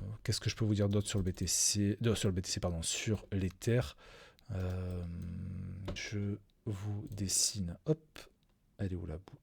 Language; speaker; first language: French; native; French